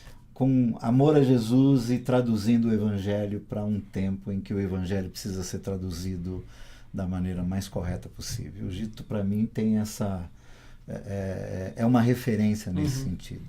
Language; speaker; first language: Portuguese; native; Portuguese